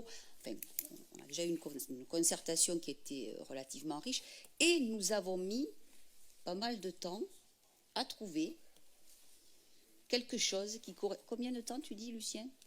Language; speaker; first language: French; native; French